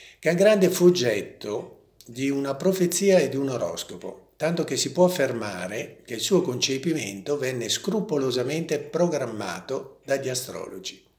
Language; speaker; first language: Italian; native; Italian